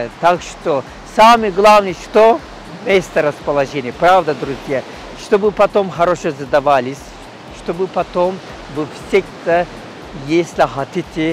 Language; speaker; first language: Russian; non-native, learner; Turkish